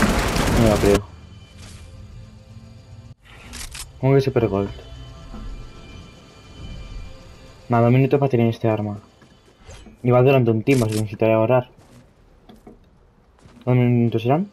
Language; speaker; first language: Spanish; native; Spanish